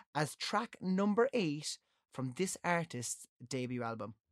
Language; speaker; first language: English; native; English